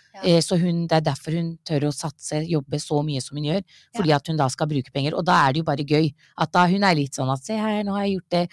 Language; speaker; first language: Norwegian; early bilingual, other home language; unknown